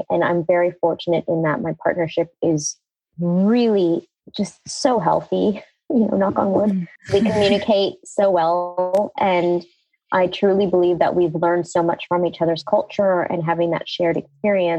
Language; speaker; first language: English; native; English